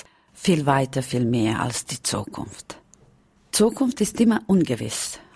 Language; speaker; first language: German; non-native, fluent; Romany